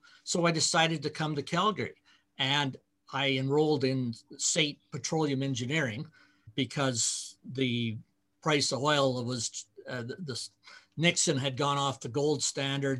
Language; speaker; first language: English; native; English